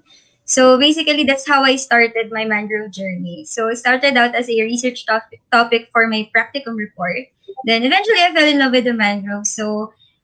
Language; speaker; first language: English; non-native, local second language; Filipino